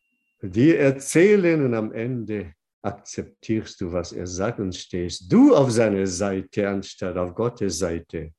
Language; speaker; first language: German; non-native, fluent; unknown